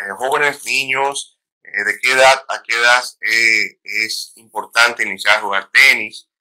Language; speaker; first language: Spanish; native; Spanish